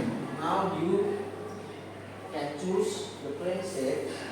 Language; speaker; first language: English; non-native, learner; Indonesian